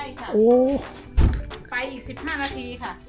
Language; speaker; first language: Thai; native; Thai